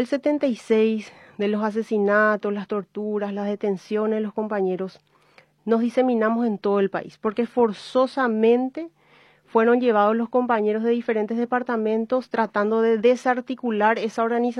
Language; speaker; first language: Spanish; native; Spanish